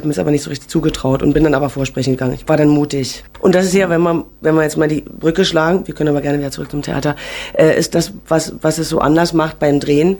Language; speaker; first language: German; native; German